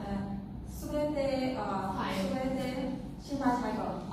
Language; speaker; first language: Japanese; non-native, learner; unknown